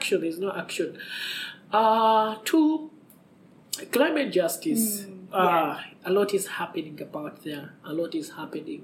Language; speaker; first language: English; non-native, local second language; Ganda